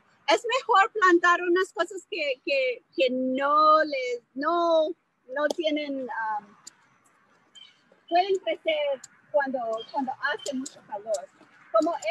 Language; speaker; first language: Spanish; non-native, fluent; English